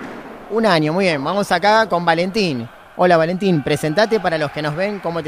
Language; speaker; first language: Spanish; native; Spanish